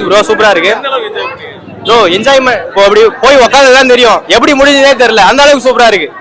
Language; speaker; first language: Tamil; native; Tamil